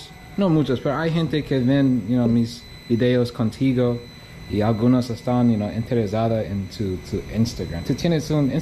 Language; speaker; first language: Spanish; non-native, learner; English